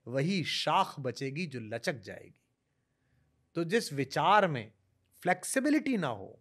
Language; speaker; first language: Hindi; native; Hindi